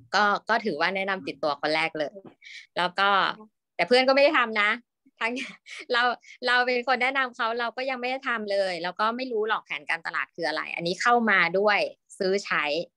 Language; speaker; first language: Thai; native; Thai